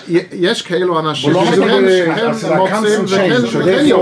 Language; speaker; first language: Hebrew; non-native, learner; English